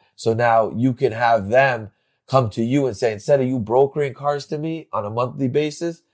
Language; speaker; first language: English; native; English